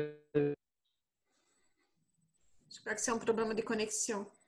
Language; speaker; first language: French; non-native, fluent; Portuguese